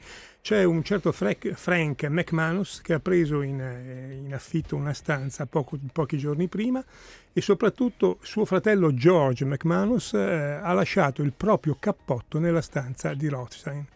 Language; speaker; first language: Italian; native; Italian